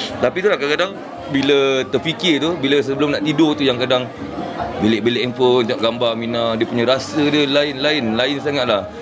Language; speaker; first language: Malay; native; Malay